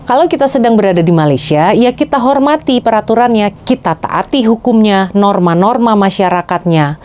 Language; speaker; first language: Indonesian; native; Indonesian